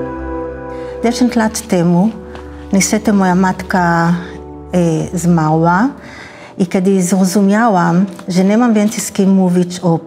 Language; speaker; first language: Polish; early bilingual, heritage; Hebrew